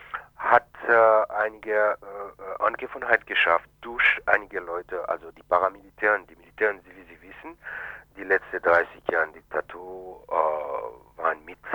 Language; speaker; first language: German; non-native, fluent; Haitian Creole